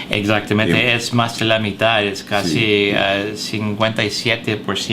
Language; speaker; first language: Spanish; early bilingual, heritage; English